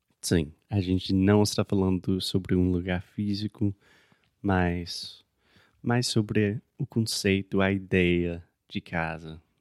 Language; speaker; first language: Portuguese; non-native, fluent; English